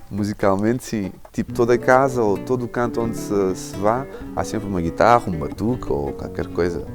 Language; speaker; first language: Portuguese; non-native, local second language; Kabuverdianu